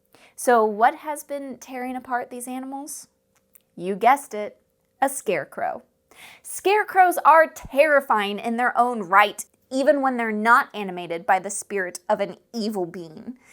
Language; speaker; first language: English; native; English